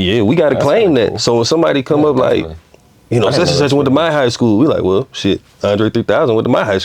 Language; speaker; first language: English; native; English